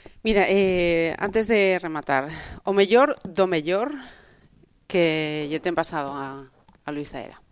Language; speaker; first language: Galician; native; Galician